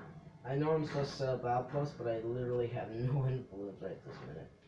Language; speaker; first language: English; native; English